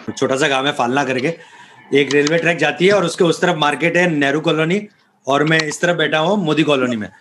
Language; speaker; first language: Hindi; native; Hindi